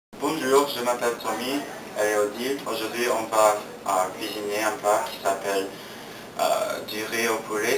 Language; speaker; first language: French; non-native, learner; English